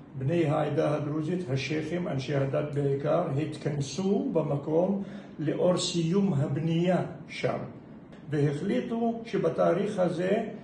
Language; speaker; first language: Hebrew; non-native, local second language; Arabic